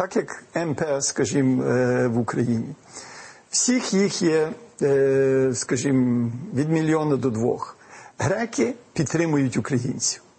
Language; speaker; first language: Ukrainian; early bilingual, heritage; Ukrainian